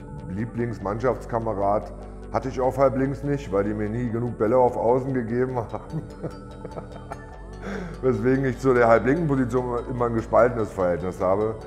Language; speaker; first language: German; native; German